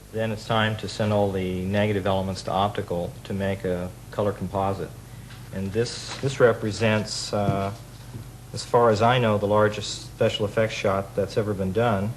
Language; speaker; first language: English; native; English